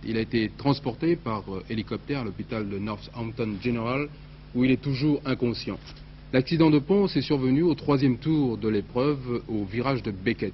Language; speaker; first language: French; native; French